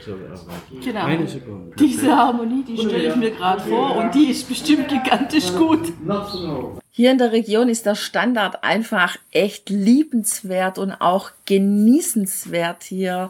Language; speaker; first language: German; native; German